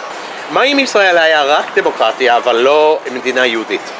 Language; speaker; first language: Hebrew; non-native, fluent; English